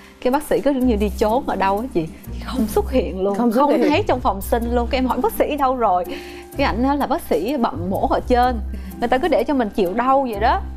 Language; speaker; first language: Vietnamese; native; Vietnamese